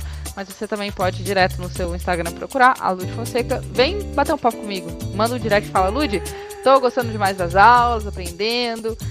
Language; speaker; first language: Portuguese; native; Portuguese